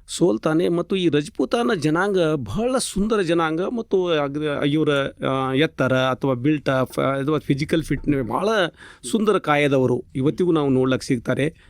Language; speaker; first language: Kannada; non-native, local second language; Lambadi